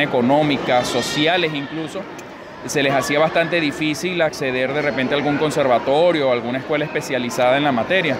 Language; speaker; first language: Spanish; native; Spanish